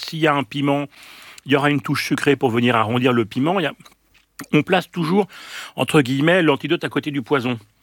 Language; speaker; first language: French; native; French